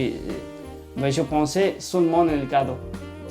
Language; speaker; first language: French; non-native, learner; Spanish